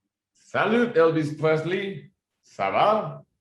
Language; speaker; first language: French; non-native, learner; Spanish